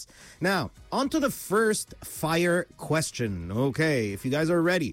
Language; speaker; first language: English; non-native, local second language; Arabic